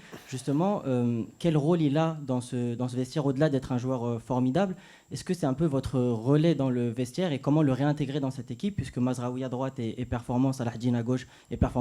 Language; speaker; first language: French; native; French